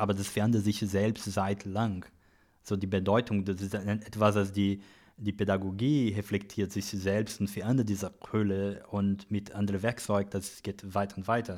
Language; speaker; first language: German; non-native, learner; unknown